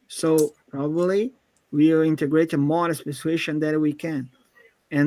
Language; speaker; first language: English; non-native, fluent; Portuguese